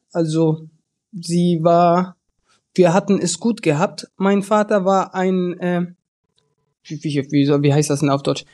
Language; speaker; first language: German; early bilingual, other home language; Arabic